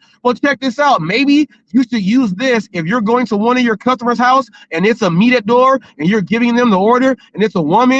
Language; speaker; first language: English; native; English